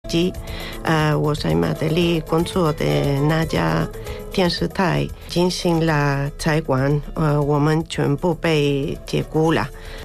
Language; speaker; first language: Chinese; non-native, learner; Spanish